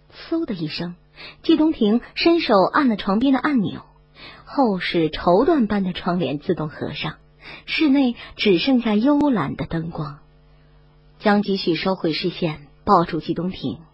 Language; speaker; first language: Chinese; native; Chinese